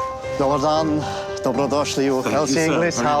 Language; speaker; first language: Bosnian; non-native, fluent; English